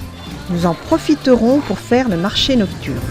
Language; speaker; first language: French; native; French